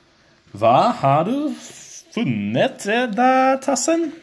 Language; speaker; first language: Norwegian; non-native, learner; English